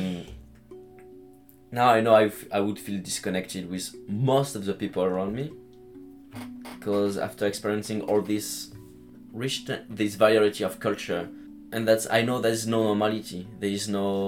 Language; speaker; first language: English; non-native, fluent; French